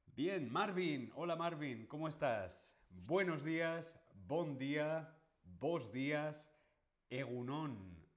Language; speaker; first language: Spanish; native; Spanish